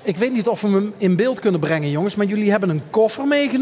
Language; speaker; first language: Dutch; native; Dutch